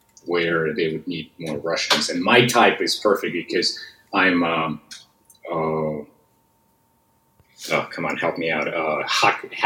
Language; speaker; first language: English; non-native, fluent; Russian